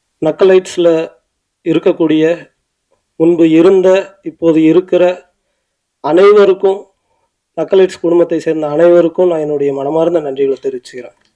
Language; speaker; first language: Tamil; native; Tamil